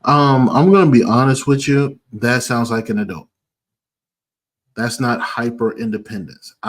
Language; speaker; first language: English; native; English